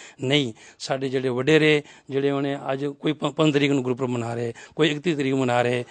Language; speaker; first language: Punjabi; non-native, local second language; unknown